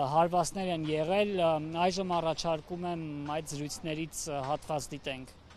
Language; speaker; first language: Armenian; native; Armenian